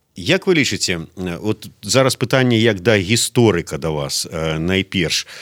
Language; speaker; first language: Belarusian; native; Belarusian